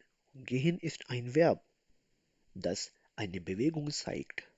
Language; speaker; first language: German; non-native, fluent; Urdu